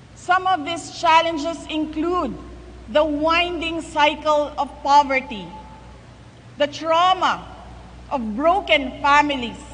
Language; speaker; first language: English; non-native, local second language; Cebuano